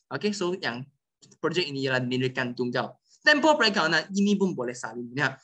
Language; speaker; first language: Malay; non-native, local second language; Chinese